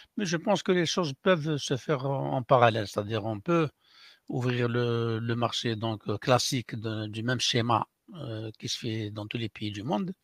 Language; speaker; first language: French; non-native, local second language; Arabic